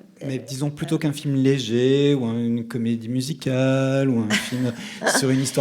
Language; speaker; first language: French; native; French